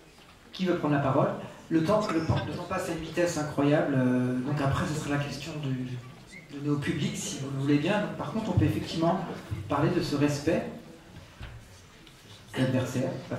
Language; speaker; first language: French; native; French